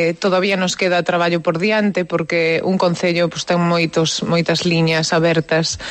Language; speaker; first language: Galician; native; Galician